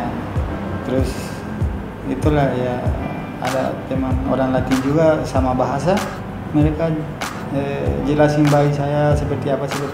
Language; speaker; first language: Indonesian; non-native, fluent; Spanish